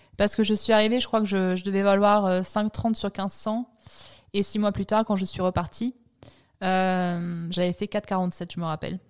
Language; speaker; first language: French; early bilingual, other home language; Italian